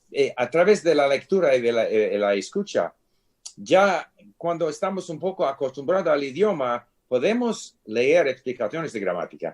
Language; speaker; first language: Spanish; non-native, fluent; English